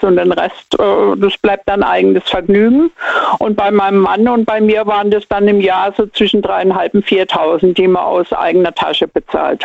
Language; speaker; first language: German; native; German